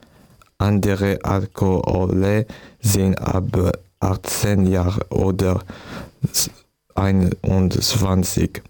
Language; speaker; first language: German; non-native, learner; French